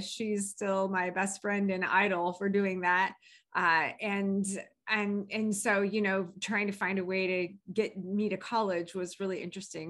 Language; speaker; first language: English; native; English